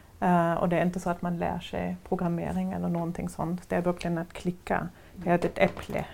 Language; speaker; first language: Swedish; non-native, fluent; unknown